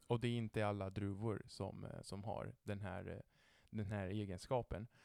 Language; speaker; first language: Swedish; non-native, fluent; Italian